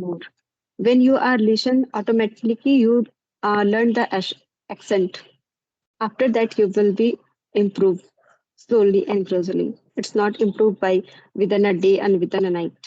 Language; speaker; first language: English; non-native, learner; Hindi